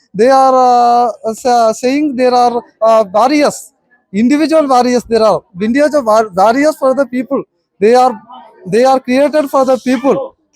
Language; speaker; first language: English; non-native, local second language; Telugu